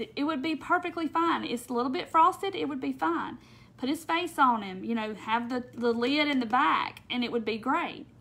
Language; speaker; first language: English; native; English